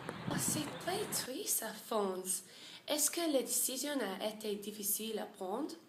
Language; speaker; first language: French; non-native, learner; English